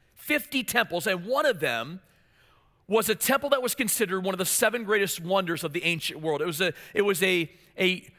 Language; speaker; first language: English; native; English